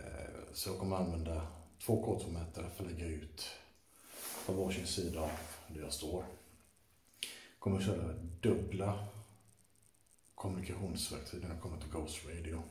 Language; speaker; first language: Swedish; native; Swedish